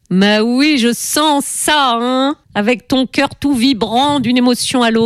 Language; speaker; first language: French; native; French